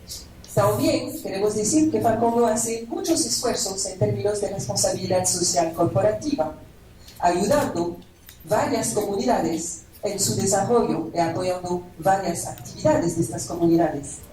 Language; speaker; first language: Spanish; non-native, fluent; French